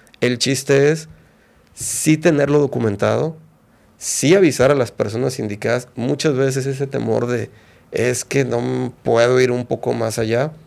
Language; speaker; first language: Spanish; native; Spanish